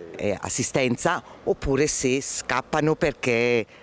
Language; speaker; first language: Italian; non-native, fluent; Bulgarian